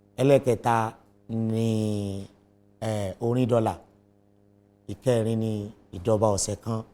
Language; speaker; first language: Yoruba; native; Yoruba